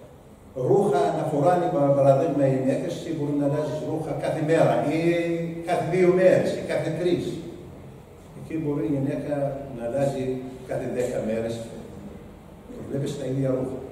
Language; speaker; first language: Greek; non-native, learner; Arabic